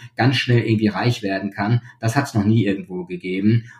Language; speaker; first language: German; native; German